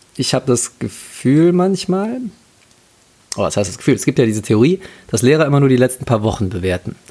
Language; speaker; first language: German; native; German